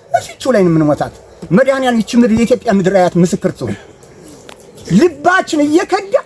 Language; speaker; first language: Amharic; native; Amharic